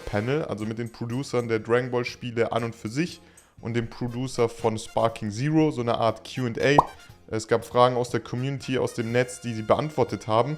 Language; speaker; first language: German; native; German